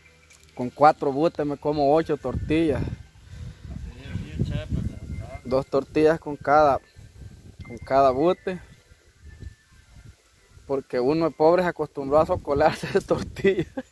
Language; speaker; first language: Spanish; native; Spanish